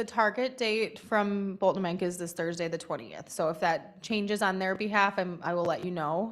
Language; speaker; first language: English; native; English